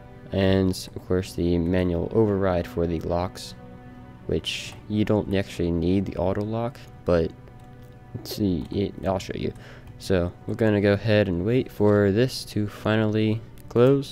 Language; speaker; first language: English; native; English